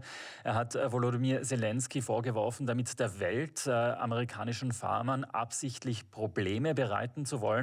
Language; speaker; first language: German; native; German